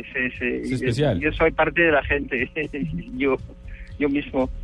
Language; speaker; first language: Spanish; non-native, learner; French